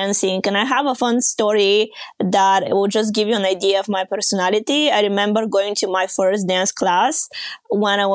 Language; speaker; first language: English; non-native, fluent; Bulgarian